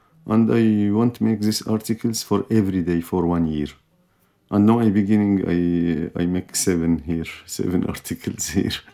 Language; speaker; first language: English; non-native, learner; Kurdish